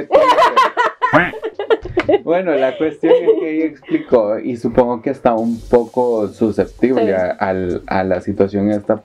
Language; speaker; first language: Spanish; native; Spanish